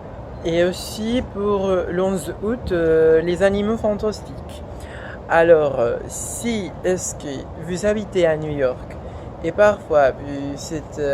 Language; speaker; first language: French; non-native, fluent; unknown